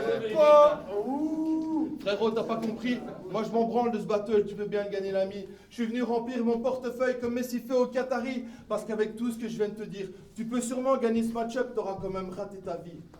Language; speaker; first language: French; native; French